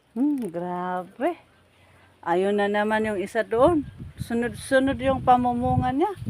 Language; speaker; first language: Filipino; non-native, local second language; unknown